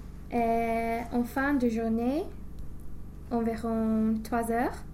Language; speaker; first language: French; non-native, learner; English